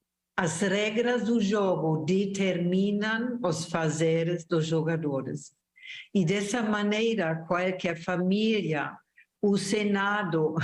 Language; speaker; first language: Portuguese; non-native, fluent; German